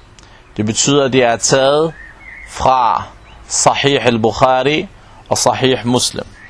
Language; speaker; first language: Danish; non-native, local second language; Arabic